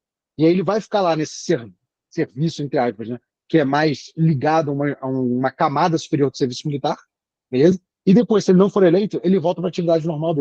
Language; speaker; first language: Portuguese; native; Portuguese